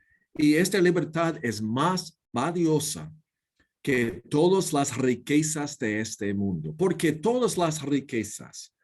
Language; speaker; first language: Spanish; non-native, learner; English